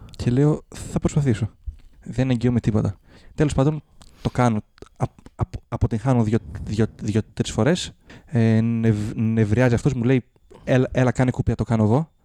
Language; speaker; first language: Greek; native; Greek